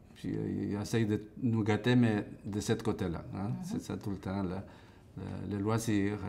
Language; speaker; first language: French; non-native, fluent; Spanish